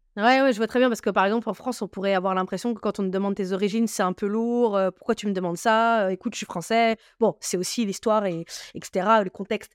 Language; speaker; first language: French; native; French